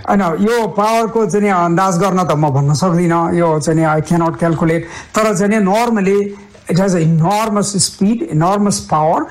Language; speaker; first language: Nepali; native; Nepali